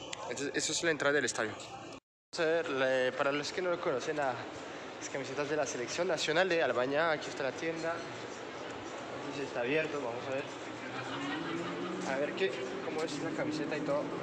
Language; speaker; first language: Spanish; non-native, fluent; French